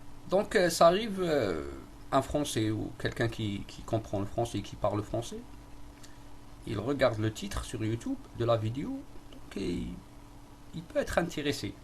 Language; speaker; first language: French; non-native, local second language; Arabic